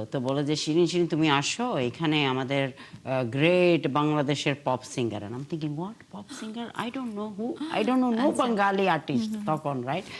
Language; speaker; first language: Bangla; early bilingual, heritage; Bangla